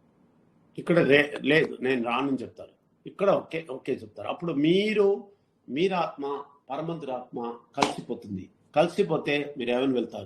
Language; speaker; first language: Telugu; non-native, learner; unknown